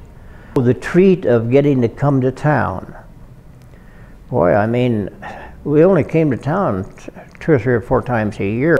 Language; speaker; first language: English; native; English